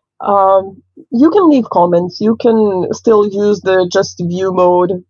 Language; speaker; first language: English; non-native, fluent; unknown